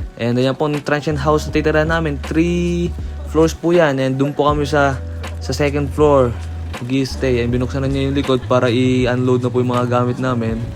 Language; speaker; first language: Filipino; early bilingual, heritage; Filipino